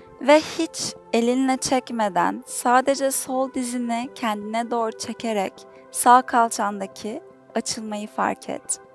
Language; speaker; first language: Turkish; native; Turkish